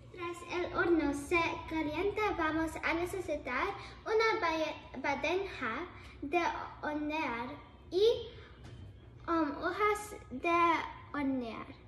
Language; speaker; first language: Spanish; non-native, learner; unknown